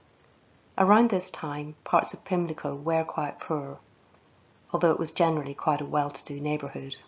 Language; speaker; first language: English; native; English